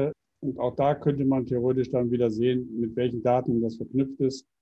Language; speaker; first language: German; native; German